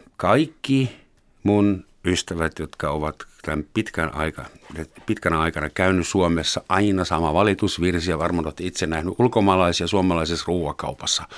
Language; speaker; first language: Finnish; non-native, fluent; German